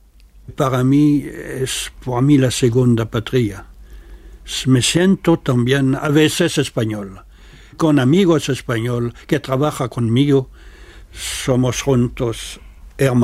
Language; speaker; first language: Spanish; non-native, fluent; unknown